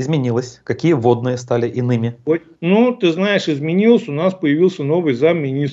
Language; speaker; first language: Russian; native; Russian